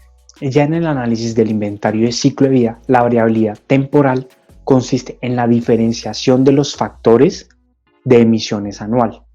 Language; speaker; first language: Spanish; native; Spanish